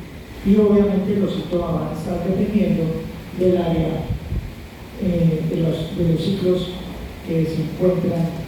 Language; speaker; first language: Spanish; native; Spanish